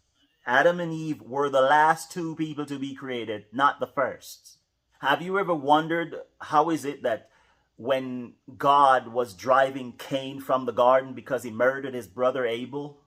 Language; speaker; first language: English; native; English